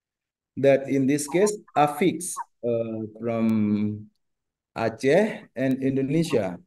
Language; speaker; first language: English; non-native, learner; Indonesian